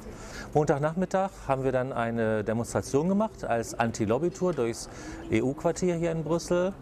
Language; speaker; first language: German; native; German